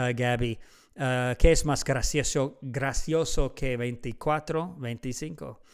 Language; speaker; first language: Spanish; non-native, learner; English